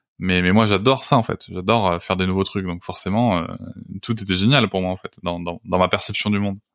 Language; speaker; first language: French; native; French